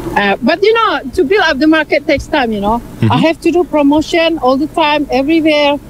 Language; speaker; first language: English; non-native, learner; Indonesian